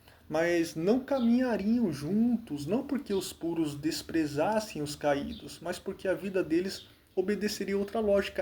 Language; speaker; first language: Portuguese; native; Portuguese